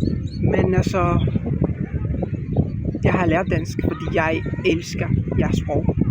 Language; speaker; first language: Danish; non-native, learner; Spanish